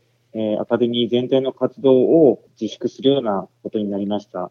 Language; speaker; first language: Japanese; native; Japanese